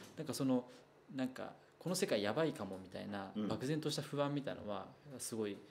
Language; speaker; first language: Japanese; native; Japanese